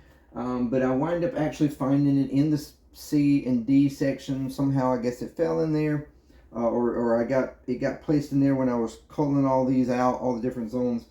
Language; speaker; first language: English; native; English